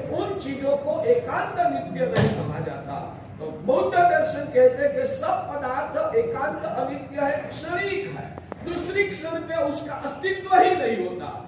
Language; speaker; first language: Hindi; non-native, local second language; Gujarati